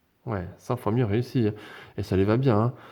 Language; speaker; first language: French; native; French